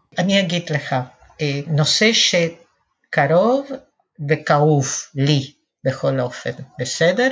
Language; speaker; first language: Hebrew; non-native, fluent; Spanish